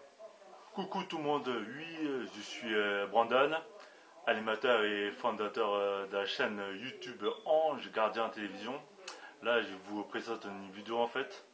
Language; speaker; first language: French; native; French